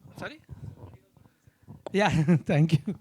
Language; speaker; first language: Telugu; native; Telugu